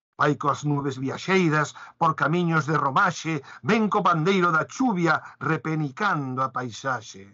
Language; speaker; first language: Galician; native; Galician